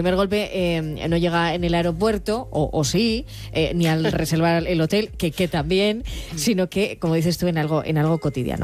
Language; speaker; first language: Spanish; native; Spanish